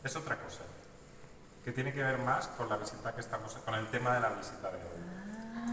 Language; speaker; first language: Spanish; native; Spanish